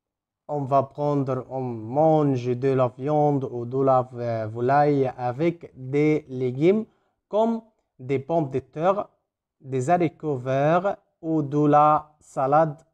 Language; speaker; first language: French; non-native, fluent; Arabic